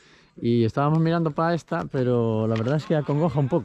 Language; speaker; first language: Spanish; native; Spanish